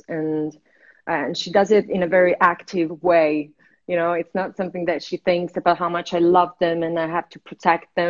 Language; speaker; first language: English; non-native, fluent; Italian